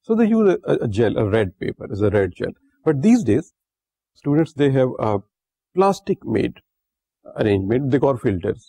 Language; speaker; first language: English; non-native, local second language; Urdu